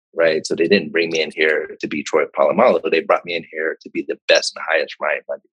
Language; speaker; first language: English; native; English